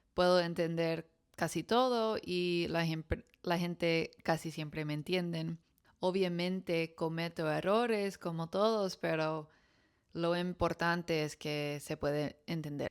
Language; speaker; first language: Spanish; non-native, fluent; English